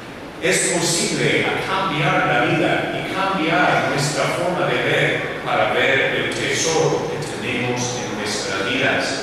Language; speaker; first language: Spanish; non-native, learner; English